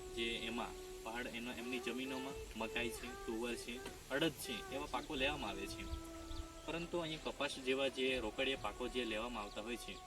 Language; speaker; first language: Gujarati; non-native, local second language; Bhili